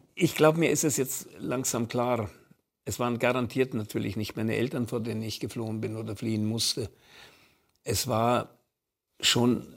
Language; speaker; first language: German; native; German